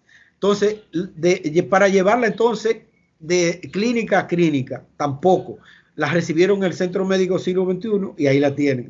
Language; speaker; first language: Spanish; native; Spanish